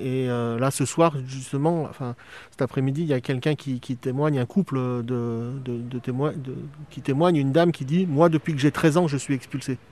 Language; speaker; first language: French; native; French